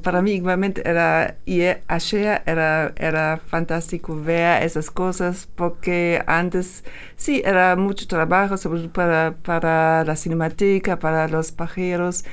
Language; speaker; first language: Spanish; non-native, learner; German